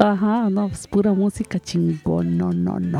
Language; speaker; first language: Spanish; native; Spanish